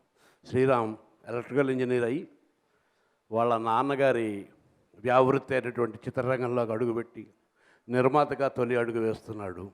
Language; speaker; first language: Telugu; native; Telugu